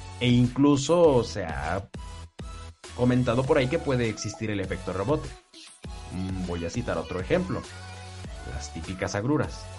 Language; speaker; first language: Spanish; native; Spanish